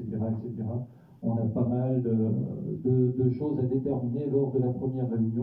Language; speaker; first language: French; native; French